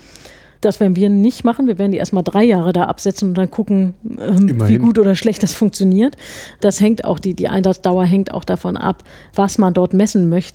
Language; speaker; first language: German; native; German